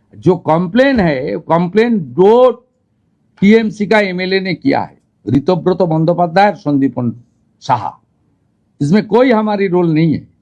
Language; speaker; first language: Hindi; non-native, local second language; Bangla